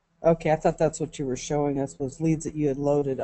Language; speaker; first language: English; native; English